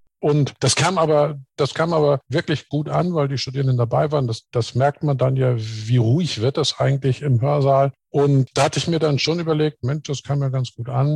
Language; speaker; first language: German; native; German